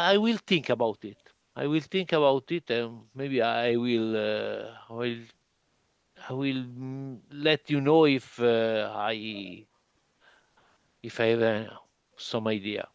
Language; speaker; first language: English; non-native, learner; Italian